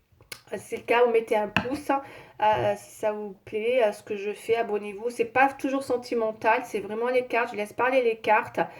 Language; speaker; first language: French; native; French